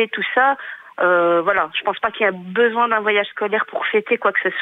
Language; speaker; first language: French; native; French